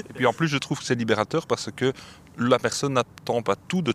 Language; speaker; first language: French; native; French